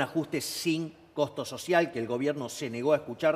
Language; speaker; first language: Spanish; native; Spanish